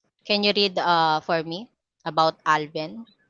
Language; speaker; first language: English; non-native, fluent; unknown